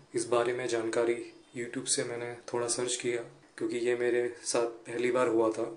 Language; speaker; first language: Hindi; non-native, local second language; Gujarati